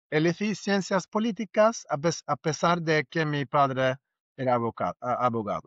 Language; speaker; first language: Spanish; non-native, fluent; Norwegian